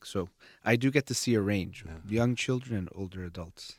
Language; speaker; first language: English; early bilingual, other home language; Persian